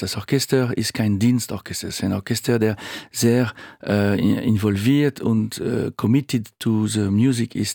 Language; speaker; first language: German; non-native, fluent; French